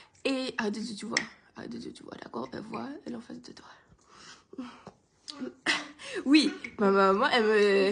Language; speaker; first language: French; native; French